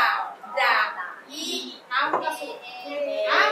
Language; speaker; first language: Chinese; non-native, local second language; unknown